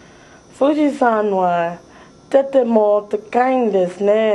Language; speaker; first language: Japanese; non-native, learner; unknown